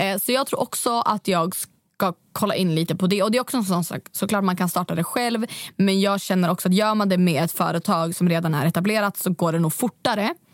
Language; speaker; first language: Swedish; native; Swedish